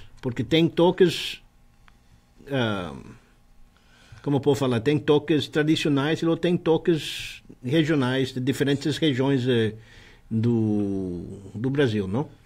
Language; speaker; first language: Portuguese; non-native, learner; Spanish